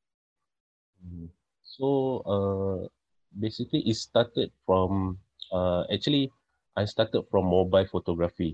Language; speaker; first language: English; non-native, local second language; Malay